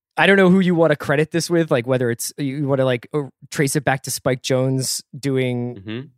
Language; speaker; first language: English; native; English